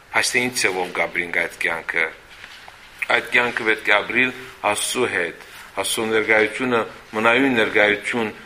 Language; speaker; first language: Armenian; early bilingual, heritage; Armenian